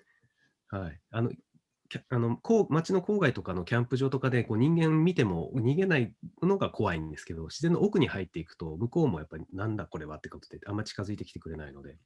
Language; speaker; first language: Japanese; native; Japanese